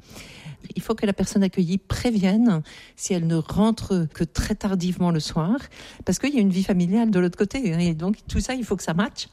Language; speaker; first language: French; native; French